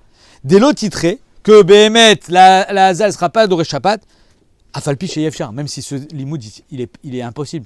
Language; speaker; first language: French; native; French